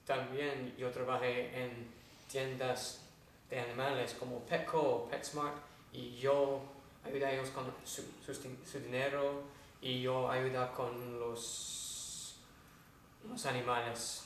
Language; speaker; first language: Spanish; non-native, learner; English